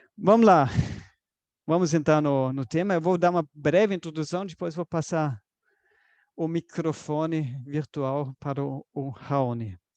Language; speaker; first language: Portuguese; non-native, fluent; German